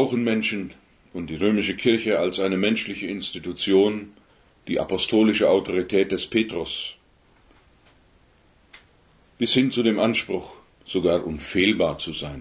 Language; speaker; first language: German; native; German